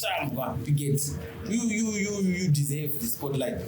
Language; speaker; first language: English; non-native, local second language; Shona